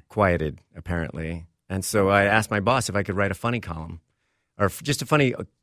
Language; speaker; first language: English; native; English